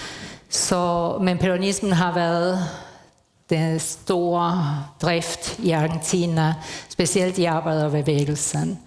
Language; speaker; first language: Danish; non-native, fluent; Spanish